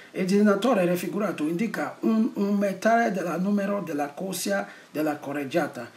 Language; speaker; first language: Italian; non-native, learner; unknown